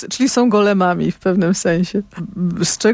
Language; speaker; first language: Polish; native; Polish